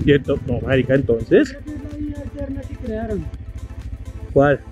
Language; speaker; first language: Spanish; native; Spanish